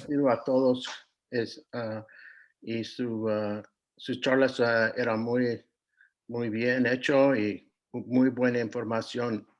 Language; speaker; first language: Spanish; non-native, fluent; English